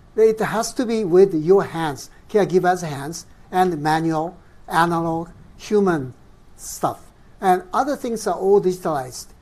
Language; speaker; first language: English; non-native, fluent; Japanese